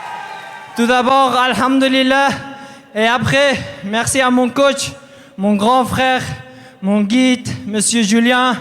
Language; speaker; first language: French; non-native, learner; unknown